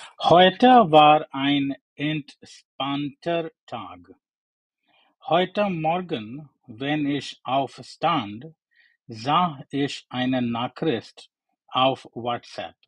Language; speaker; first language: German; non-native, learner; English